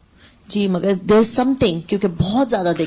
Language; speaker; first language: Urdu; native; Urdu